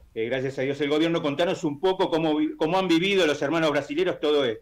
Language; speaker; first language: Spanish; native; Spanish